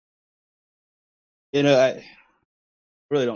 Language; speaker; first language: English; native; English